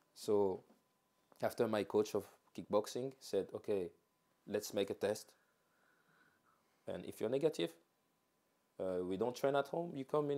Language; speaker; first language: English; non-native, fluent; French